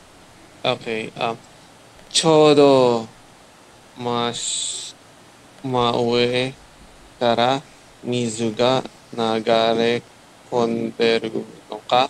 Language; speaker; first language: Japanese; non-native, learner; English